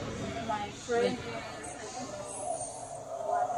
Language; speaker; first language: English; non-native, learner; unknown